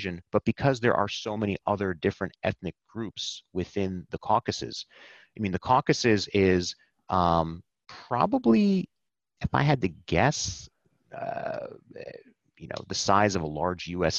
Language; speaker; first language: English; native; English